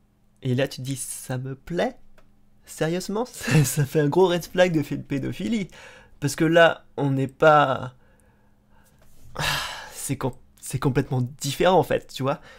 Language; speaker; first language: French; native; French